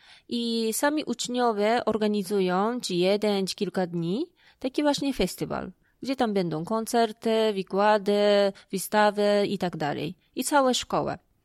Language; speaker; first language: Polish; non-native, fluent; Japanese